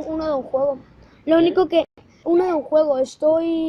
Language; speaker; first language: Spanish; native; Spanish